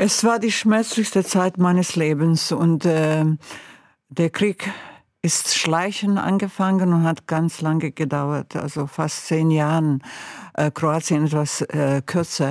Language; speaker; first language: German; non-native, fluent; Croatian